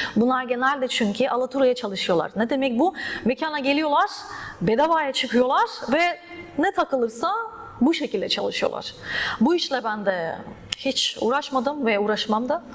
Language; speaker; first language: Turkish; early bilingual, other home language; Russian